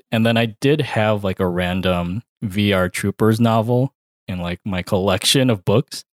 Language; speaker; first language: English; early bilingual, other home language; Filipino